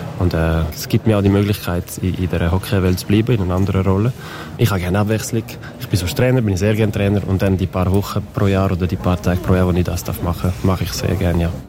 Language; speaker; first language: German; non-native, local second language; French